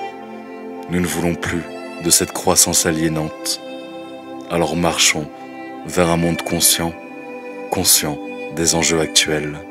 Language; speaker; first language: French; native; French